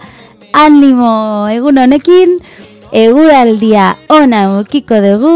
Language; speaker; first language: Basque; non-native, learner; Spanish